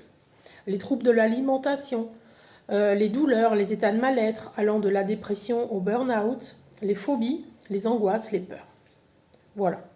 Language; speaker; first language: French; native; French